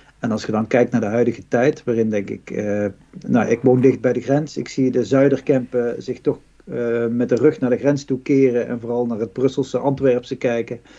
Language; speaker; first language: Dutch; native; Dutch